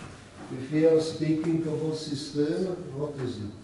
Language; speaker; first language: English; non-native, learner; Czech